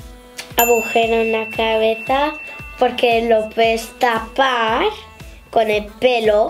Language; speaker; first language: Spanish; early bilingual, heritage; Spanish